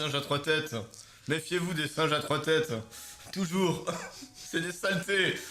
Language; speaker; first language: French; native; French